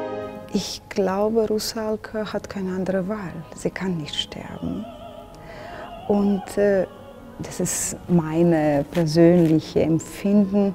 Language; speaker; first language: German; non-native, fluent; Russian